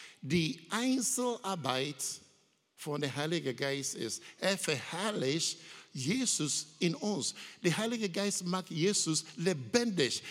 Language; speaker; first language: German; non-native, learner; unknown